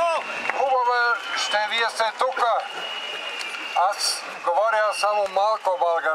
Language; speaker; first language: Bulgarian; non-native, learner; German